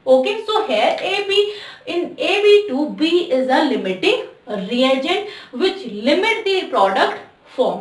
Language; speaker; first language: English; non-native, local second language; Hindi